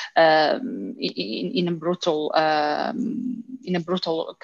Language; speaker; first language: English; early bilingual, heritage; Italian